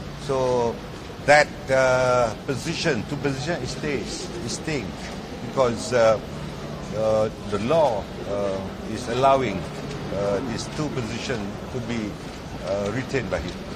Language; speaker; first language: English; non-native, local second language; Malay